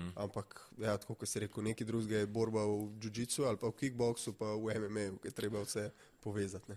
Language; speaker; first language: Slovenian; native; Slovenian